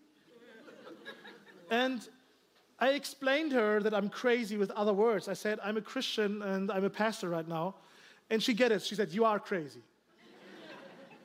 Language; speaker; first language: English; non-native, learner; German